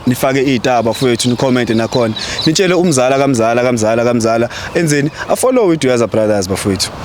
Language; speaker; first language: Zulu; native; Zulu